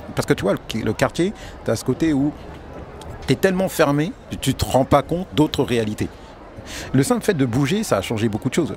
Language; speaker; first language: French; early bilingual, other home language; Wolof